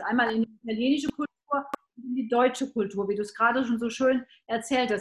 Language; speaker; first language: German; native; German